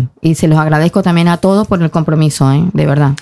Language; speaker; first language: Spanish; native; Spanish